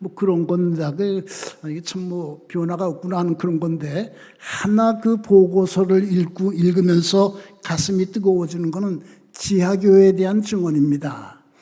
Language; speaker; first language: Korean; native; Korean